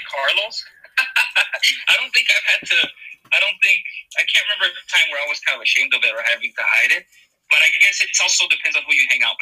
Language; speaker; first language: English; native; English